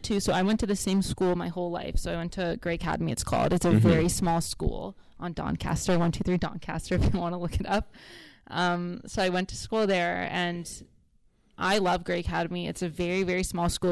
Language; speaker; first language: English; non-native, fluent; Hebrew